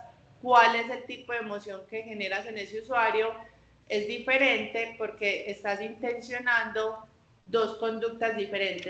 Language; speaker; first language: Spanish; native; Spanish